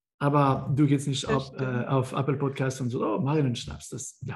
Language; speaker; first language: German; non-native, learner; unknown